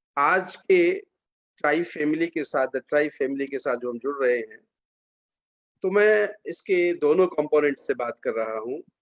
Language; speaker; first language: Hindi; native; Hindi